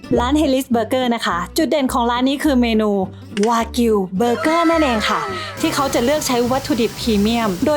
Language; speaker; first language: Thai; native; Thai